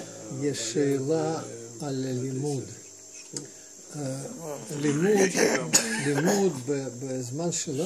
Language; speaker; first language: Hebrew; non-native, fluent; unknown